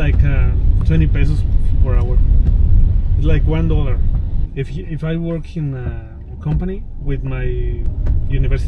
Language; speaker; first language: English; non-native, learner; Spanish